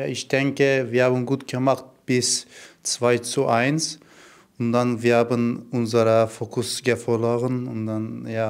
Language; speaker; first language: German; non-native, learner; Turkish